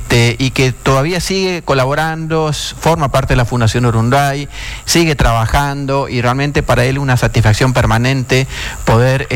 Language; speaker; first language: Spanish; native; Spanish